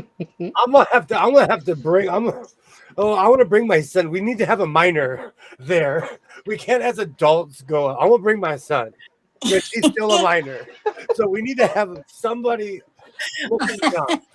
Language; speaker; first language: English; native; English